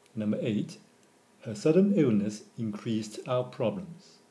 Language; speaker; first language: English; non-native, local second language; Cantonese